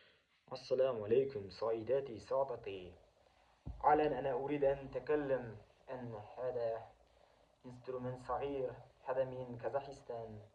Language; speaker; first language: Arabic; non-native, learner; Kazakh